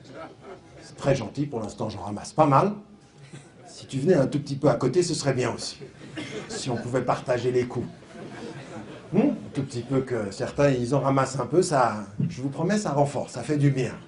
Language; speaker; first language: French; native; French